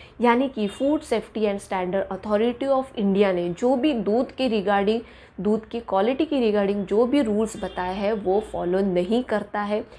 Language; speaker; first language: Hindi; non-native, local second language; Marathi